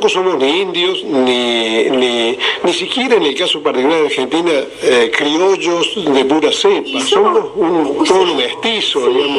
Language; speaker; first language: Spanish; native; Spanish